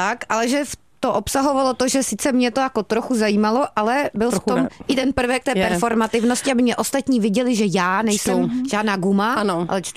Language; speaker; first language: Czech; native; Czech